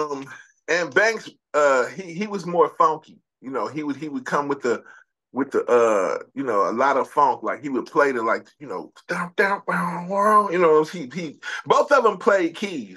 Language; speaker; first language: English; native; English